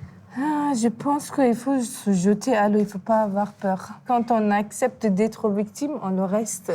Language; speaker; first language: French; non-native, fluent; Persian